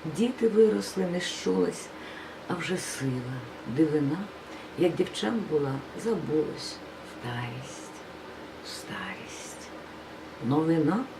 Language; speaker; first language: Ukrainian; non-native, local second language; Russian